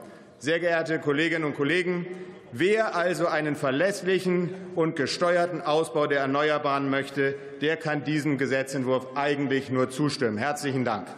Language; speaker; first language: German; native; German